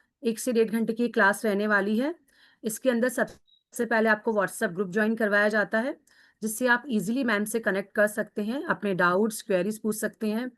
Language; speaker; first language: Hindi; native; Hindi